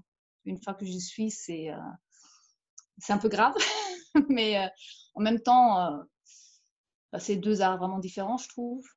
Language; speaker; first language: French; non-native, fluent; German